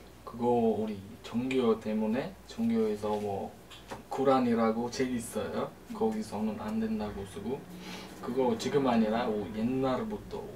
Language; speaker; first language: Korean; non-native, fluent; Uzbek